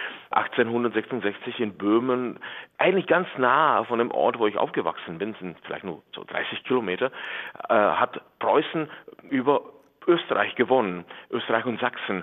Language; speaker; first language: German; non-native, fluent; Czech